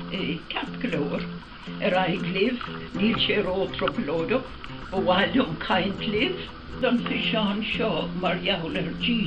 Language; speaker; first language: Irish; non-native, local second language; English